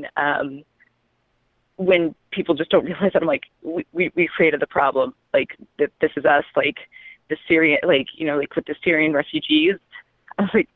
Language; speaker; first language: English; native; English